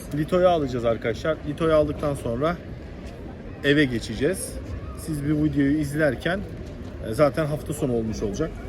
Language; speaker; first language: Turkish; early bilingual, other home language; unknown